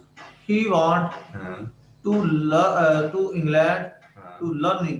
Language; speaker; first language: English; non-native, learner; Urdu